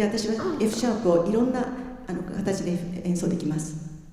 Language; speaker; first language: Japanese; native; Japanese